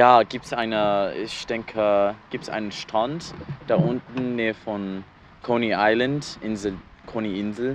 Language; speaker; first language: German; non-native, learner; English